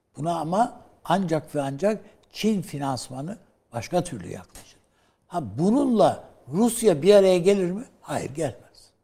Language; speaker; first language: Turkish; native; Turkish